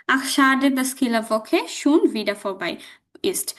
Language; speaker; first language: German; non-native, fluent; Bangla